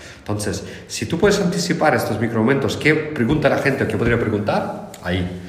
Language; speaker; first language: Spanish; non-native, fluent; Russian